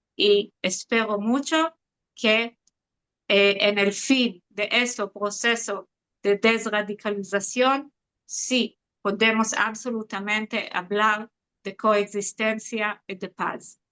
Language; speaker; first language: Spanish; non-native, fluent; Hebrew